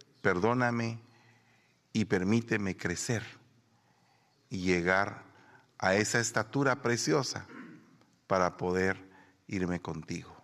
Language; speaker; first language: Spanish; native; Spanish